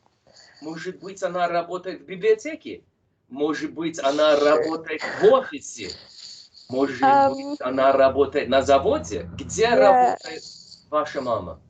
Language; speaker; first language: Russian; non-native, fluent; English